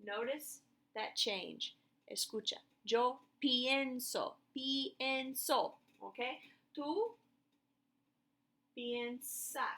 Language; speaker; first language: Spanish; non-native, fluent; English